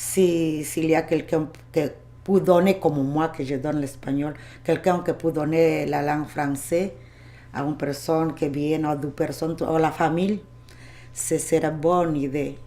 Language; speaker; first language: French; non-native, learner; Spanish